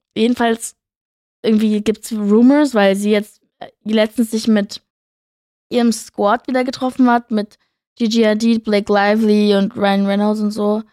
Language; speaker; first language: German; native; German